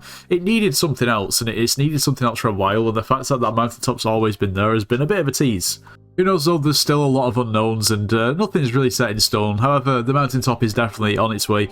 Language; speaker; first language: English; native; English